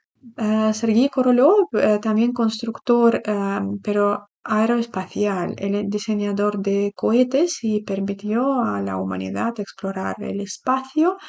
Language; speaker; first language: Spanish; non-native, fluent; Ukrainian